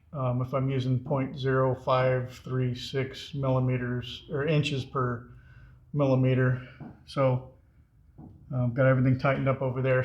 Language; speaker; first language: English; native; English